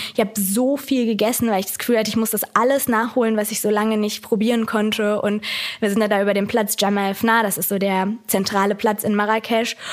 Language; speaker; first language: German; native; German